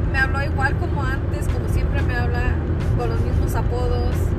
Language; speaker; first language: Spanish; early bilingual, heritage; Spanish